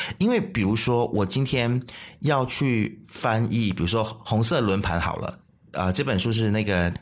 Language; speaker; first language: Chinese; native; Chinese